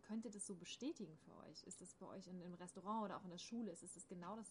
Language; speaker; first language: German; native; German